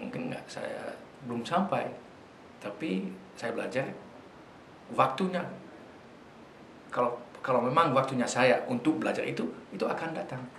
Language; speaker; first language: Indonesian; non-native, fluent; Dutch